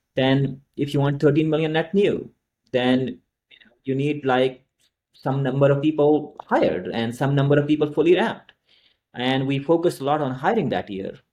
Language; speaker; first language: English; non-native, local second language; Hindi